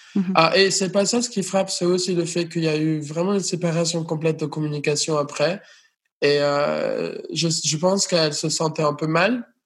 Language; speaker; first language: French; non-native, fluent; Spanish